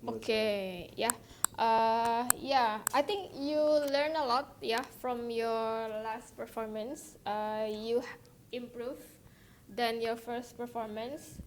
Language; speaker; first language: English; non-native, local second language; Indonesian